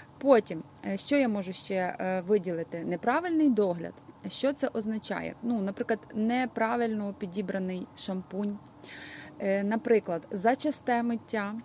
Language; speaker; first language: Ukrainian; native; Ukrainian